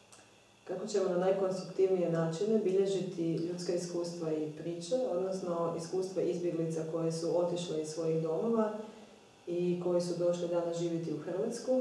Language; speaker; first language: Croatian; native; Croatian